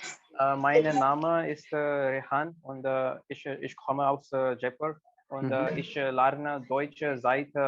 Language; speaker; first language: German; non-native, learner; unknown